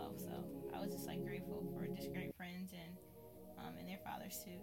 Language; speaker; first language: English; native; English